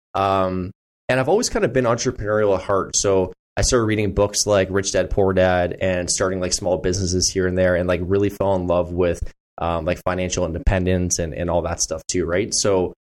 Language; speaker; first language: English; native; English